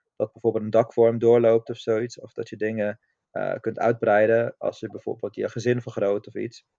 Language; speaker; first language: Dutch; non-native, fluent; German